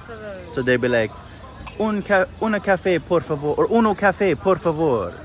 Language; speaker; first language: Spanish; non-native, learner; English